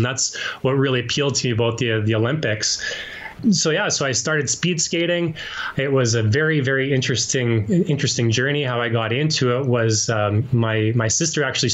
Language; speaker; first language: English; native; English